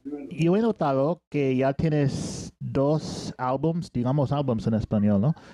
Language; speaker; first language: Spanish; non-native, fluent; English